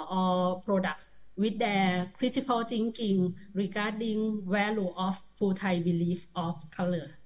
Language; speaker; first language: English; non-native, learner; Thai